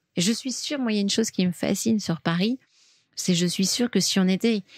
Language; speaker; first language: French; native; French